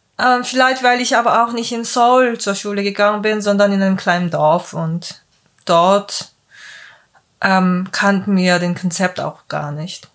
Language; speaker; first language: German; non-native, fluent; Korean